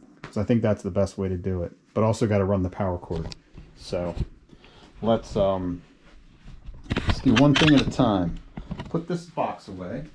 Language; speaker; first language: English; native; English